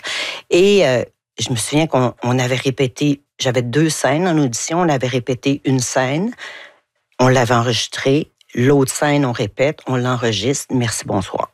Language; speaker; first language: French; native; French